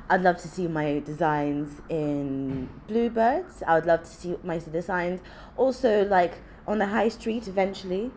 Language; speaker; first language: English; early bilingual, other home language; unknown